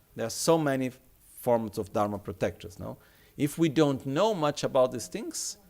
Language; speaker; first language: English; non-native, fluent; Italian